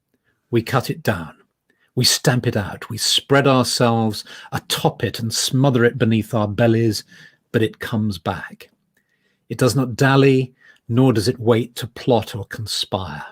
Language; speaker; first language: English; native; English